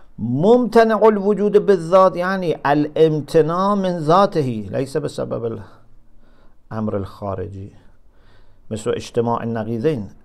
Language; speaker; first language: Arabic; non-native, fluent; Persian